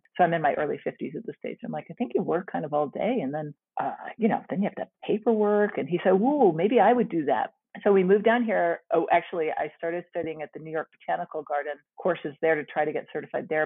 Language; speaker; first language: English; native; English